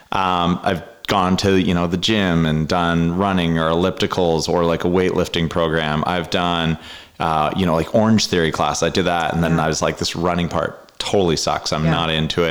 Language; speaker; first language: English; native; English